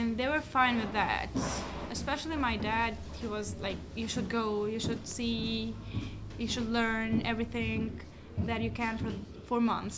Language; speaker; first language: English; non-native, fluent; Albanian